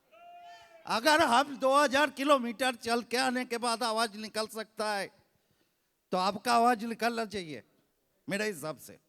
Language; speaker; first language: Hindi; native; Hindi